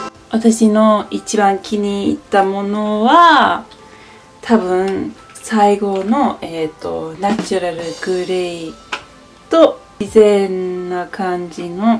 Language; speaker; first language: Japanese; non-native, fluent; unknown